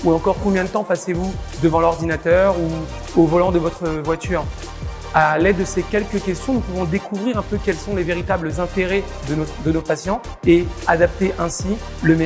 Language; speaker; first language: French; native; French